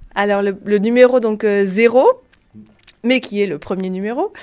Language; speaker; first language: French; native; French